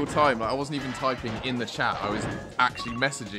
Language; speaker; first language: English; native; English